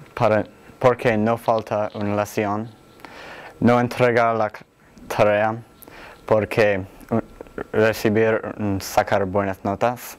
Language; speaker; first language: Spanish; non-native, learner; English